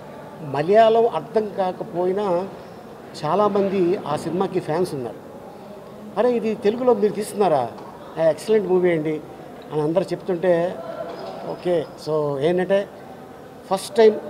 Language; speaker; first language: Telugu; native; Telugu